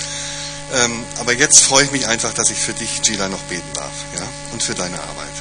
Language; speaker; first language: German; non-native, learner; Persian